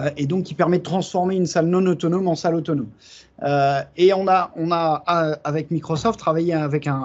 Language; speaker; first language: French; native; French